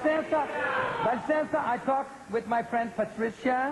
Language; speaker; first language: English; non-native, fluent; Portuguese